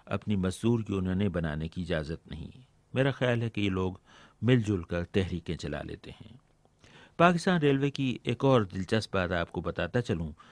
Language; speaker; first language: Urdu; native; Urdu